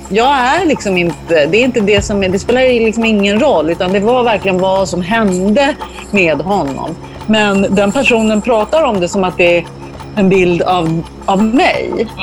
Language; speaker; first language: Swedish; native; Swedish